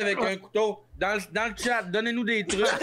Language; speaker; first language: French; native; French